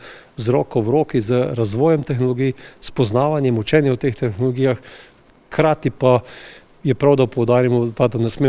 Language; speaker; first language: Slovenian; native; Slovenian